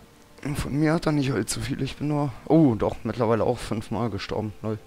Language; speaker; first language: German; native; German